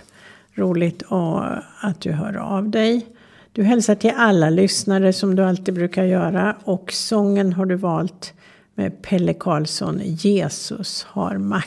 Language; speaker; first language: Swedish; native; Swedish